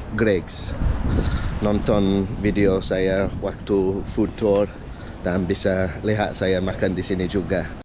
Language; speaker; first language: Indonesian; non-native, learner; English